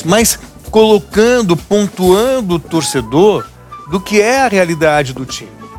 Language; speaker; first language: Portuguese; native; Portuguese